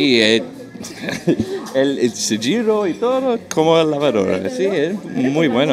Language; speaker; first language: Spanish; non-native, learner; English